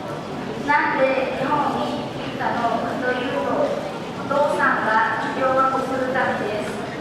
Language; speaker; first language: Japanese; non-native, learner; Lao